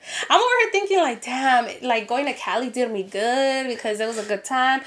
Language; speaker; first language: English; early bilingual, other home language; Spanish